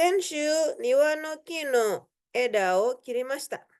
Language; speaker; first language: Japanese; non-native, fluent; Indonesian